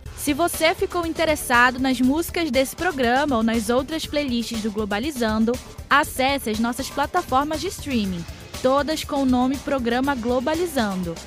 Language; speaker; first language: Portuguese; native; Portuguese